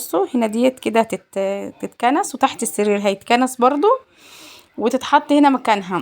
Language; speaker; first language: Arabic; native; Arabic